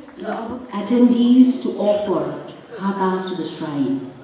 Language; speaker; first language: English; non-native, local second language; Nepali